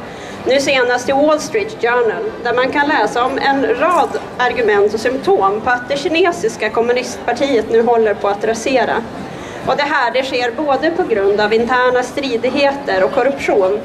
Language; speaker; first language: Swedish; native; Swedish